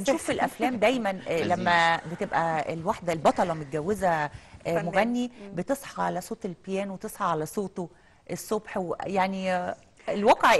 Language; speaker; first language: Arabic; native; Arabic